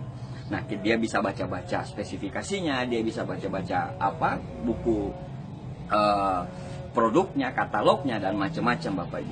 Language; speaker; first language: Indonesian; native; Indonesian